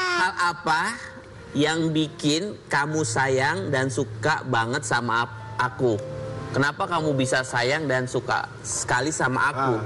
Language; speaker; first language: Indonesian; native; Indonesian